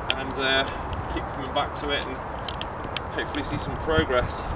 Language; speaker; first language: English; native; English